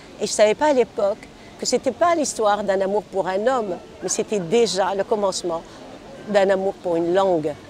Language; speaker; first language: French; non-native, local second language; Arabic